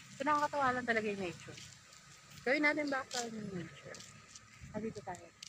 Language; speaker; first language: Filipino; native; Filipino